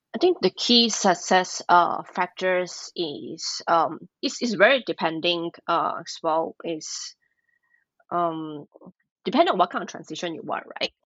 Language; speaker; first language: English; non-native, local second language; Chinese